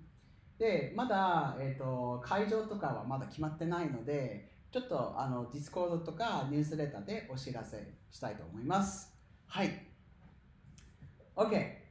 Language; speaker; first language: Japanese; non-native, fluent; English